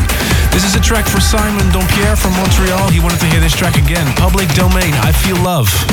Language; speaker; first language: English; non-native, fluent; Dutch